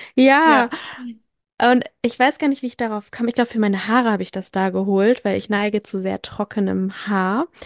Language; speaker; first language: German; early bilingual, other home language; French